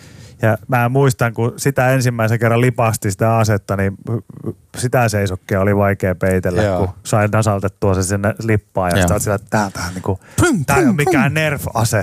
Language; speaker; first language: Finnish; native; Finnish